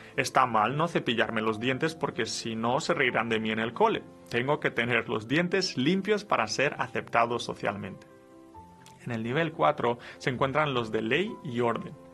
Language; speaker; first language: Spanish; non-native, fluent; Romanian